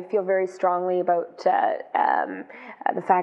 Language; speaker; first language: English; non-native, fluent; Greek